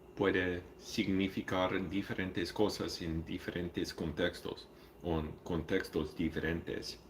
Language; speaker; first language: Spanish; non-native, learner; English